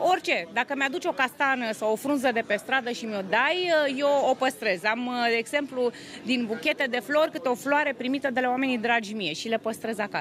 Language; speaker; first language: Romanian; native; Romanian